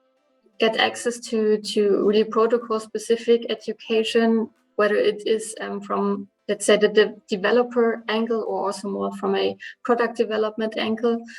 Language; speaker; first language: English; non-native, fluent; German